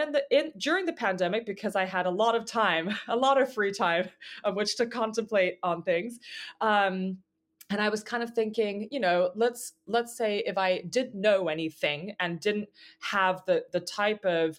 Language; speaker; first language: English; native; English